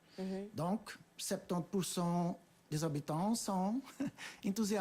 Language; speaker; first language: French; non-native, fluent; Portuguese